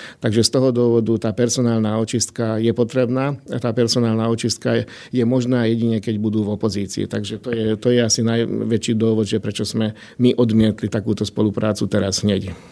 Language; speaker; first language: Slovak; non-native, local second language; Hungarian